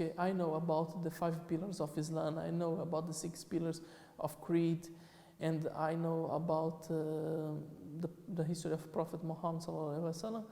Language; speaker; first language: English; non-native, fluent; Portuguese